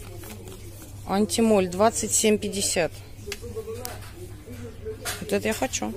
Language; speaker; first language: Russian; native; Russian